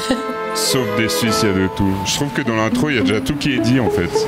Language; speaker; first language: French; native; French